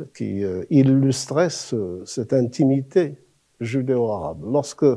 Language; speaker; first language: French; non-native, local second language; Arabic